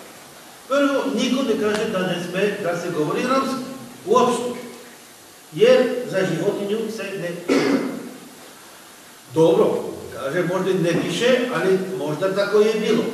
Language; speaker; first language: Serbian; non-native, fluent; French